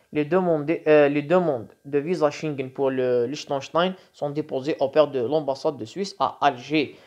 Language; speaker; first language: French; non-native, local second language; Arabic